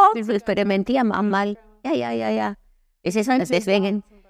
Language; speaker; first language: German; non-native, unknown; Spanish